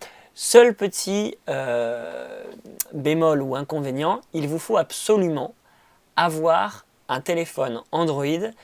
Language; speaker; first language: French; native; French